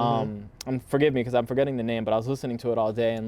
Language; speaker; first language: English; native; English